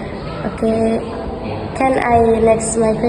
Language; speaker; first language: English; non-native, learner; Indonesian